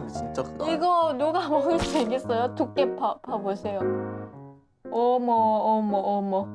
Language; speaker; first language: Korean; non-native, fluent; Lao